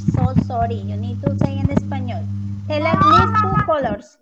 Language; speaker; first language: English; non-native, fluent; Spanish